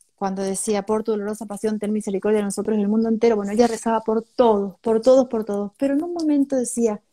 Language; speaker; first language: Spanish; native; Spanish